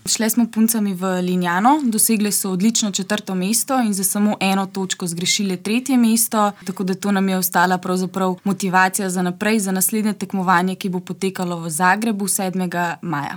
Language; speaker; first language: Slovenian; native; Slovenian